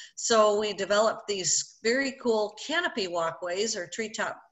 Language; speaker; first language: English; native; English